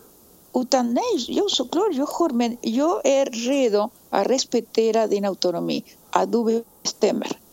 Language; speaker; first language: Swedish; non-native, fluent; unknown